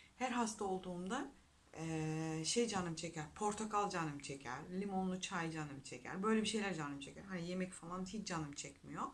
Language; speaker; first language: Turkish; non-native, fluent; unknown